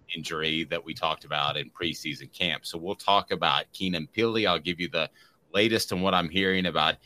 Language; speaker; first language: English; native; English